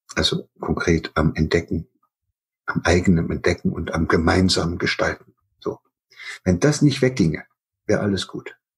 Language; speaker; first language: German; native; German